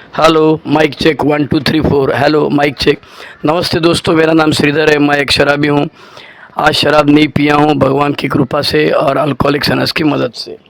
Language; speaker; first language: Hindi; non-native, local second language; Marathi